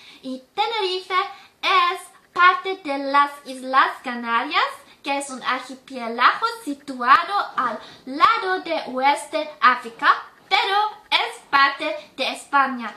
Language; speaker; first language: Spanish; non-native, learner; German